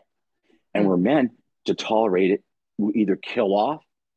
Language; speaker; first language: English; native; English